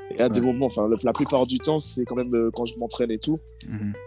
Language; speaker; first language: French; native; French